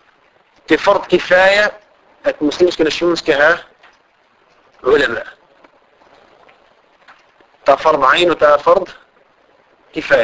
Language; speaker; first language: Danish; non-native, fluent; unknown